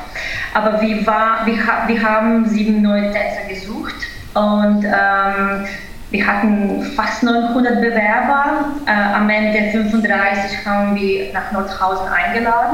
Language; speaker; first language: German; non-native, fluent; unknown